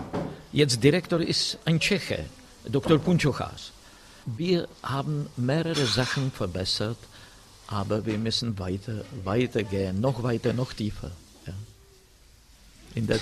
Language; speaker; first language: German; non-native, fluent; Czech